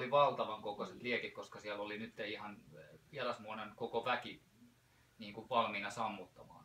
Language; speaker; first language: Finnish; native; Finnish